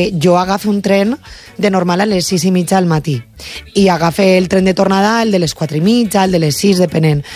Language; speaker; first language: Catalan; native; Catalan